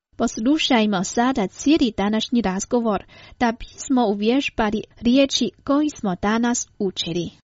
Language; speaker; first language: Croatian; non-native, fluent; Chinese